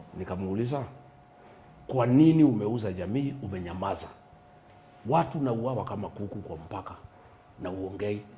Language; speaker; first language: Swahili; non-native, local second language; Kikuyu